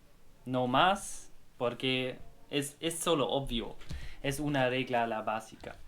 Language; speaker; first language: Spanish; non-native, learner; German